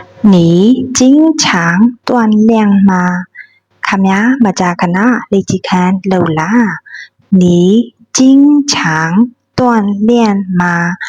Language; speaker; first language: Chinese; non-native, fluent; Burmese